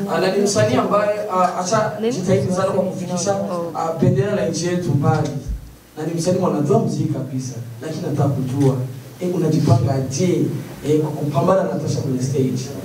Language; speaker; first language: Swahili; non-native, local second language; Rundi